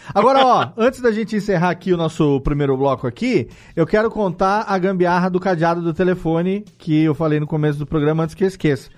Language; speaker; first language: Portuguese; native; Portuguese